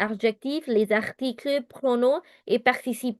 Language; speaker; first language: French; non-native, fluent; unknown